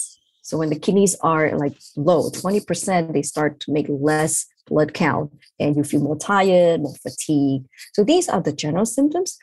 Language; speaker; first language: English; non-native, local second language; Chinese